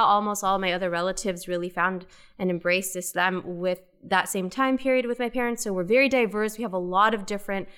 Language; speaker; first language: English; native; English